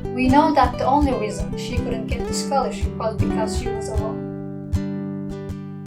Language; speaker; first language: English; non-native, fluent; Turkish